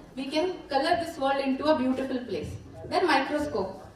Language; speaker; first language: English; non-native, local second language; Telugu